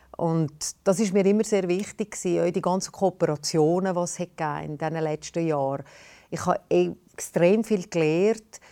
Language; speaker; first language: German; native; German